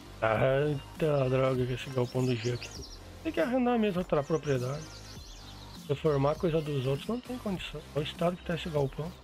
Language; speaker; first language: Portuguese; native; Portuguese